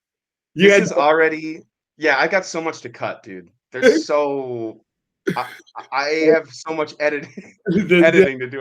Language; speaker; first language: English; native; English